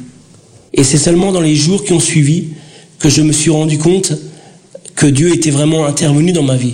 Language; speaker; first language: French; early bilingual, other home language; Portuguese